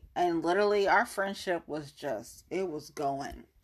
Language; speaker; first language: English; native; English